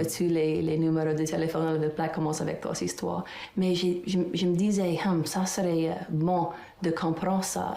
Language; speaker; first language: French; non-native, fluent; English